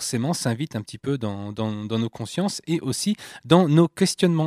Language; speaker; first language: French; native; French